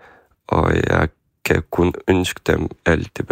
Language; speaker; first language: Danish; non-native, fluent; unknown